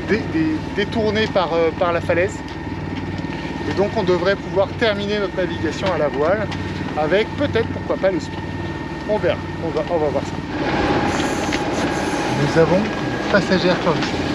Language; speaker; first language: French; native; French